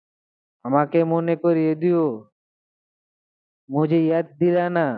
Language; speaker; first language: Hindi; non-native, learner; Bangla